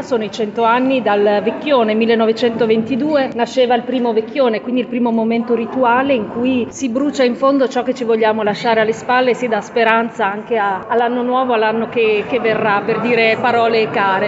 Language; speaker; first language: Italian; native; Italian